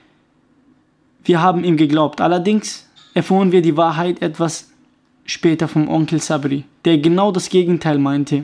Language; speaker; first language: German; early bilingual, other home language; Kurdish